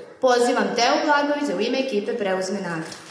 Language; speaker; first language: Serbian; native; Serbian